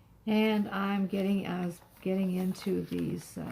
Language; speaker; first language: English; native; English